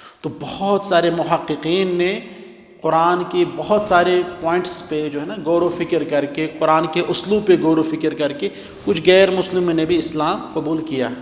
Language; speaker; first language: Urdu; non-native, local second language; Kashmiri